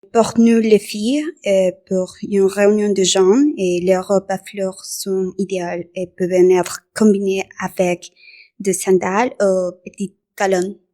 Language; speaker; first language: French; non-native, learner; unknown